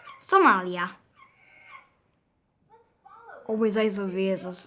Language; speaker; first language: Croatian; early bilingual, heritage; Bosnian